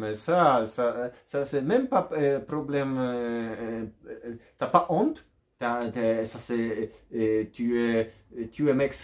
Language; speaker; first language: French; non-native, learner; Polish